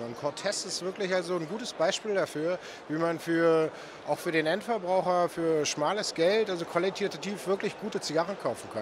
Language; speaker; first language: German; native; German